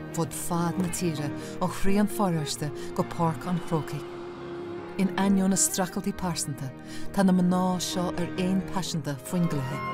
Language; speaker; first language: Irish; native; Irish